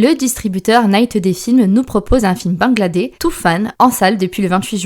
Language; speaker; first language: French; native; French